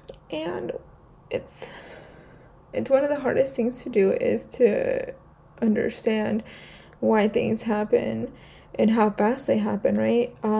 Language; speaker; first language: English; early bilingual, other home language; Spanish